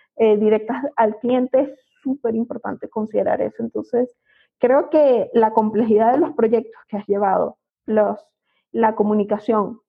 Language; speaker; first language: Spanish; native; Spanish